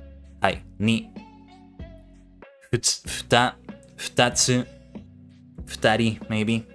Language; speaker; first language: Japanese; non-native, learner; English